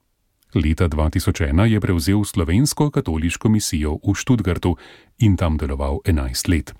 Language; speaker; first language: Slovenian; native; Slovenian